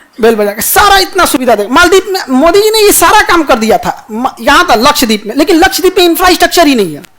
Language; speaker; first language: Hindi; native; Hindi